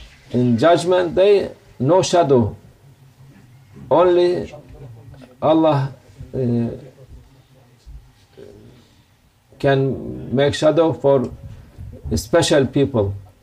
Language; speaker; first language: English; non-native, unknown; Turkish